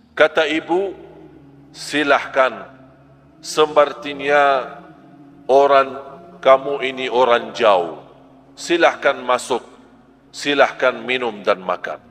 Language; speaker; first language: Malay; non-native, fluent; Arabic